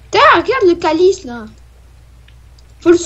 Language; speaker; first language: French; native; French